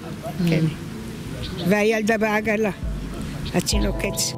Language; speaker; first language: Hebrew; non-native, fluent; Arabic